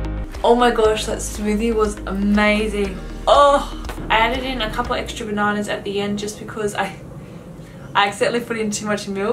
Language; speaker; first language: English; native; English